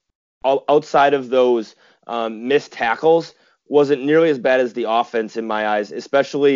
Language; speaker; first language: English; native; English